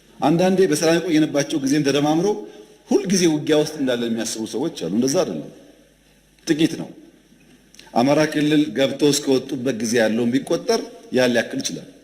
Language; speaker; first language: Amharic; non-native, local second language; Oromo